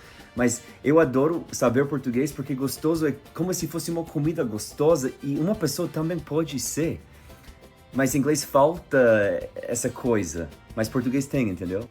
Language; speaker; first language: Portuguese; non-native, fluent; English